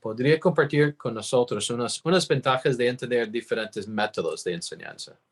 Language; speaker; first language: Spanish; non-native, fluent; English